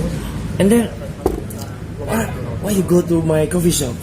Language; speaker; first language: English; non-native, learner; Indonesian